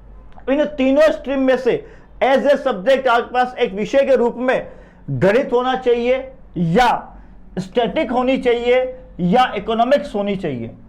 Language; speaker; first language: Hindi; native; Hindi